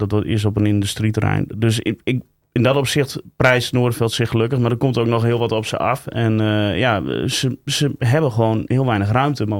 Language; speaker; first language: Dutch; native; Dutch